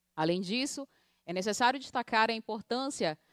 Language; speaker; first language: Portuguese; native; Portuguese